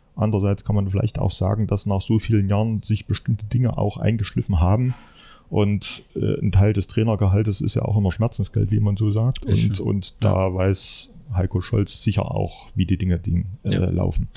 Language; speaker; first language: German; native; German